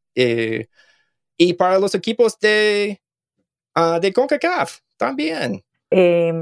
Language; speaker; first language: Spanish; non-native, learner; English